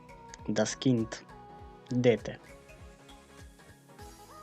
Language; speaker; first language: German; non-native, fluent; Macedonian